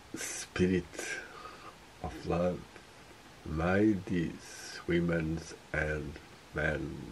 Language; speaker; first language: English; non-native, fluent; Portuguese